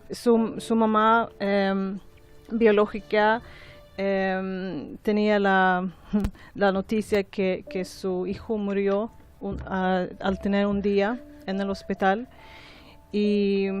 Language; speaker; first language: Spanish; non-native, learner; Swedish